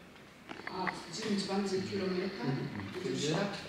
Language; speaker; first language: German; non-native, learner; Korean